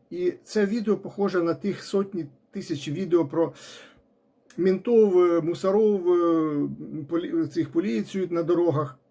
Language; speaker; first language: Ukrainian; non-native, local second language; Russian